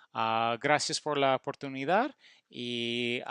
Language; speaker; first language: Spanish; non-native, learner; English